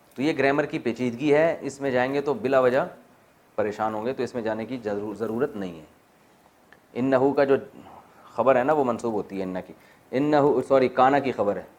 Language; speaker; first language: Urdu; native; Urdu